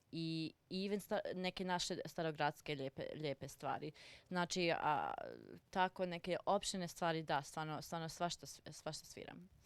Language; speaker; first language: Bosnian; early bilingual, heritage; Serbian